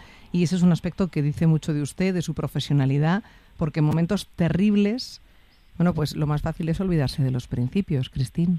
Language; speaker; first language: Spanish; native; Spanish